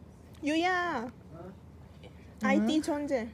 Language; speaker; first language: Korean; non-native, learner; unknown